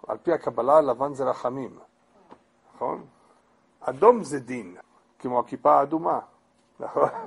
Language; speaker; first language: Hebrew; non-native, fluent; English